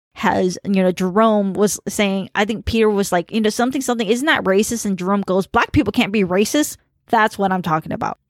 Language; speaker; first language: English; early bilingual, other home language; Khmer